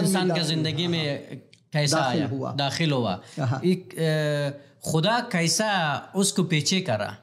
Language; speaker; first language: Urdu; non-native, learner; Pashto